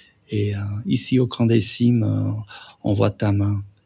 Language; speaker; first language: French; non-native, fluent; English